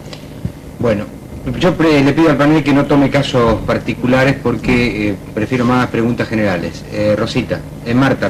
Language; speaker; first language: Spanish; native; Spanish